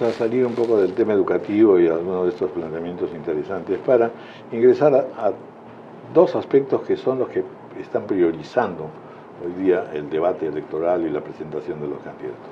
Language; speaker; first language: Spanish; native; Spanish